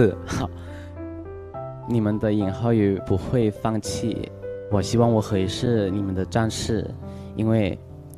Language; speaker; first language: Chinese; non-native, learner; Thai